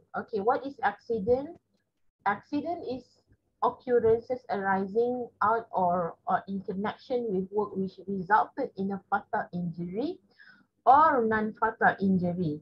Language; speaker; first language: English; non-native, local second language; Malay